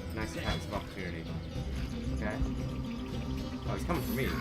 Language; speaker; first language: English; native; English